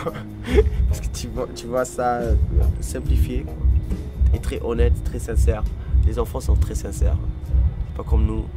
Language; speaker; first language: French; non-native, fluent; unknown